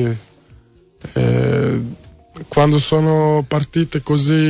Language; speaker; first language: Italian; non-native, learner; Serbian